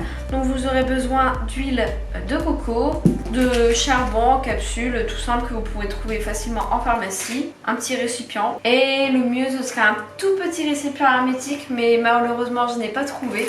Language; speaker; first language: French; native; French